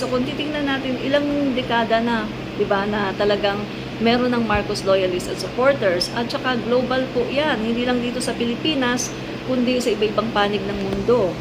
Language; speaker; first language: Filipino; non-native, local second language; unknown